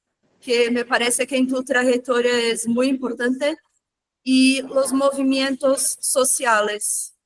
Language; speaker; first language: Spanish; non-native, fluent; Portuguese